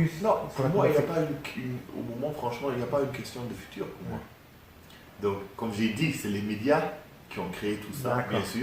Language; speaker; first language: French; early bilingual, heritage; German